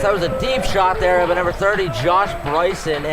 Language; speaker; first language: English; native; English